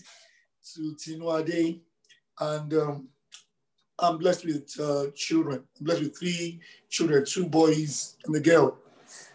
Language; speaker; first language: English; non-native, local second language; Yoruba